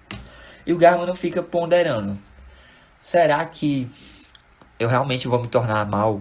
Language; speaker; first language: Portuguese; native; Portuguese